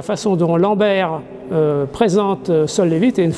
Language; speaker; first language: French; native; French